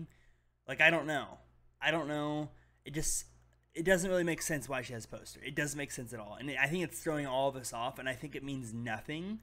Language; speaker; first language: English; native; English